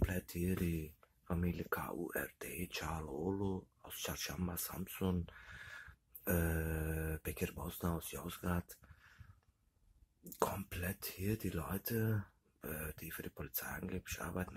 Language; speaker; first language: German; early bilingual, other home language; Turkish